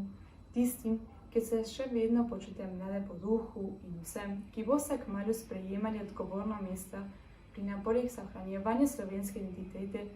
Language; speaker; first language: Slovenian; early bilingual, heritage; Slovenian